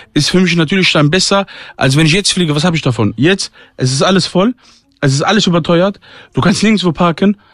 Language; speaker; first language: German; early bilingual, other home language; Arabic